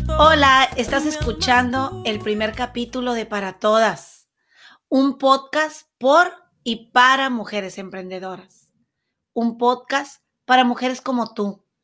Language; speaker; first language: Spanish; native; Spanish